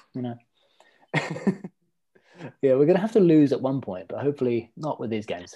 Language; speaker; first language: English; early bilingual, other home language; Norwegian